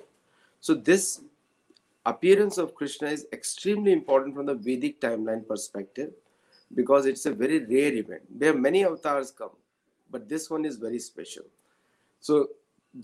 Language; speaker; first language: English; non-native, local second language; Marathi